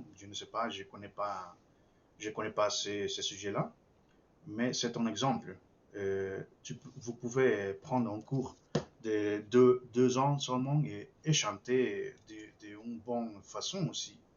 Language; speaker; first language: French; non-native, fluent; Spanish